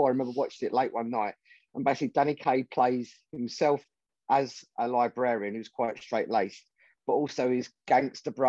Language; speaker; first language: English; native; English